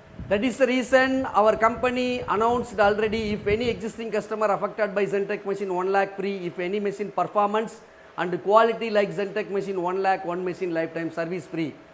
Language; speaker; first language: English; non-native, local second language; Tamil